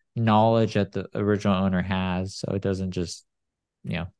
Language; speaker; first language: English; native; English